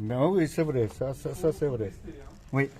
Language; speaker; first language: French; non-native, learner; Russian